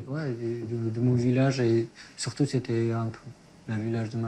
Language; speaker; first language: French; non-native, fluent; Persian